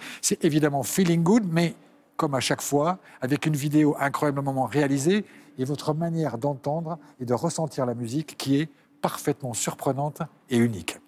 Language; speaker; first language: French; native; French